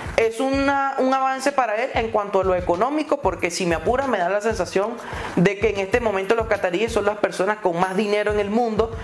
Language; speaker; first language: Spanish; native; Spanish